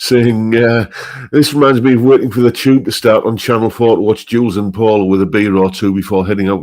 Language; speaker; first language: English; native; English